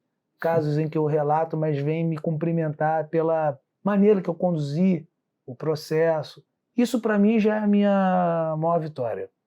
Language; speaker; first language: Portuguese; native; Portuguese